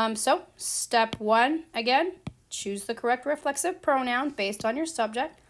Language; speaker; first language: English; native; English